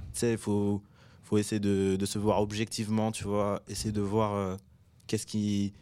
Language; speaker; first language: French; early bilingual, other home language; Arabic